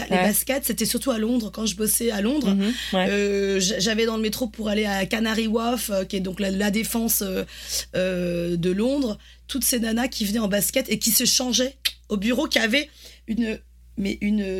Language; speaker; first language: French; native; French